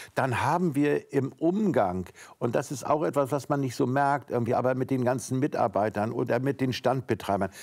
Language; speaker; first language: German; native; German